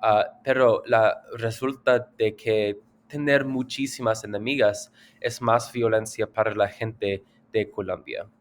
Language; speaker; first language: Spanish; non-native, learner; English